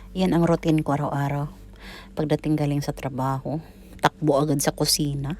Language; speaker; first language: Filipino; non-native, local second language; Cebuano